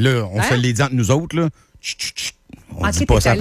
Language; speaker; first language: French; native; French